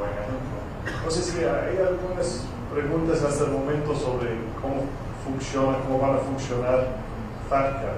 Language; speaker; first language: Spanish; non-native, fluent; English